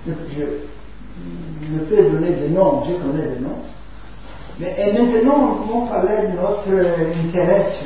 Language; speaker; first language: French; non-native, fluent; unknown